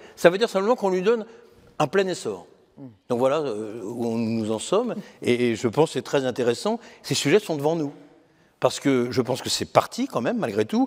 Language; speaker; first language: French; native; French